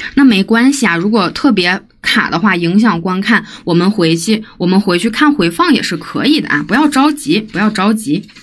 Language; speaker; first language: Chinese; native; Chinese